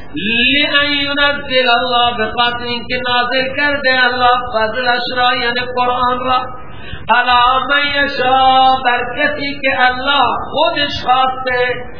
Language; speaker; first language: Persian; native; Persian